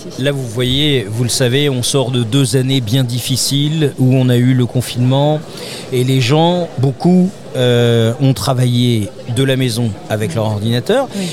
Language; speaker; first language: French; native; French